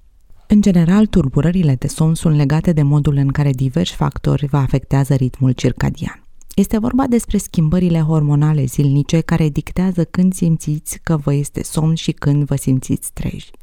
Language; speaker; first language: Romanian; native; Romanian